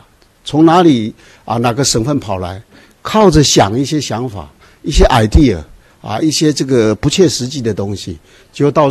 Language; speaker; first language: Chinese; native; Chinese